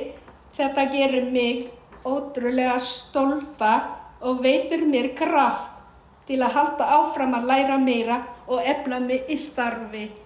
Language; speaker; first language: Icelandic; non-native, fluent; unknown